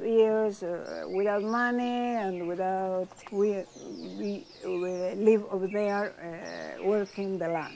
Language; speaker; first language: English; non-native, learner; Spanish